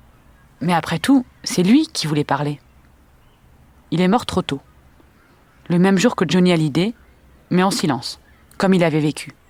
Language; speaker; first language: French; native; French